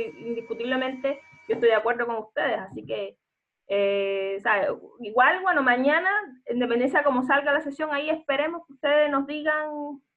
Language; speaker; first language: Spanish; native; Spanish